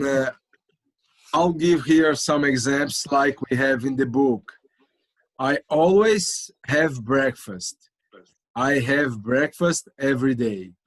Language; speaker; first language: English; non-native, local second language; Portuguese